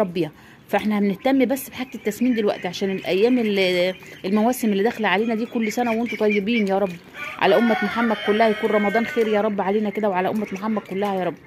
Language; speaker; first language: Arabic; native; Arabic